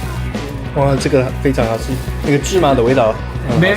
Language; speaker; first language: Chinese; non-native, learner; English